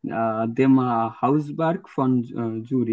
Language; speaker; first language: German; non-native, learner; Bangla